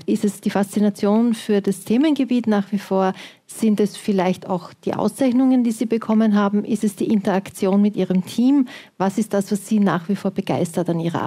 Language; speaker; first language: German; native; German